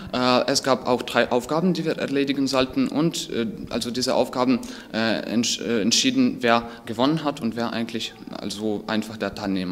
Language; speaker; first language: German; non-native, fluent; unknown